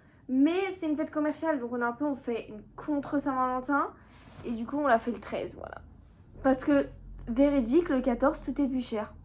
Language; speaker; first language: French; native; French